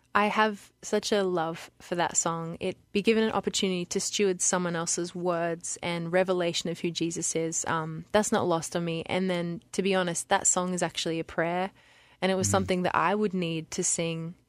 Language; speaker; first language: English; native; English